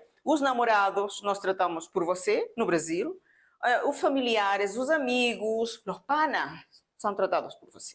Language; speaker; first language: Portuguese; non-native, fluent; Spanish